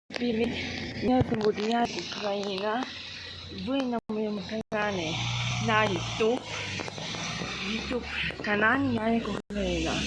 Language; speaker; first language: Ukrainian; non-native, local second language; Russian